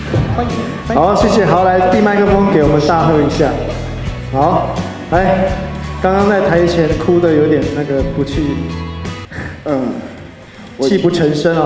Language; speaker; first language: Chinese; native; Chinese